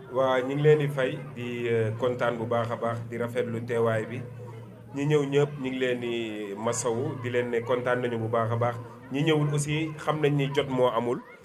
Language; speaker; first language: Wolof; native; Wolof